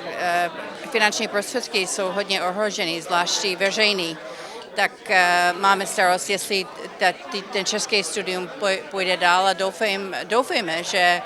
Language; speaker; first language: Czech; early bilingual, heritage; Czech